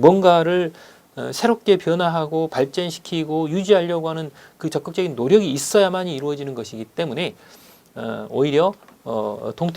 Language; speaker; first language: Korean; native; Korean